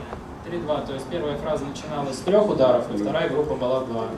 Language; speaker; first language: Russian; native; Russian